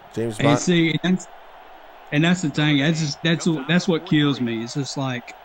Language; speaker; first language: English; native; English